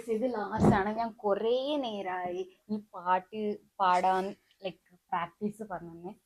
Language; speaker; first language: Malayalam; non-native, learner; Tulu